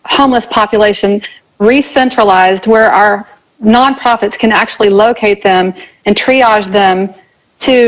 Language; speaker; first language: English; native; English